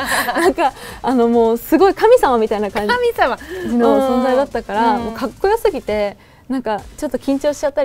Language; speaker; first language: Japanese; native; Japanese